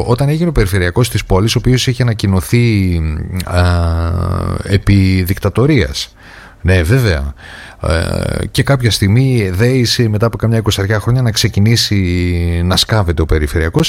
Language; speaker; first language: Greek; native; Greek